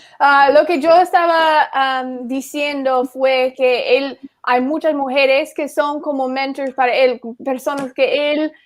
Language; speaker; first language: Spanish; non-native, fluent; English